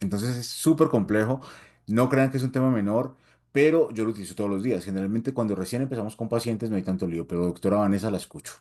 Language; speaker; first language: Spanish; native; Spanish